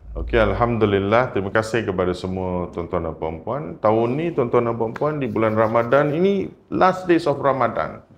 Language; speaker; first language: Malay; native; Malay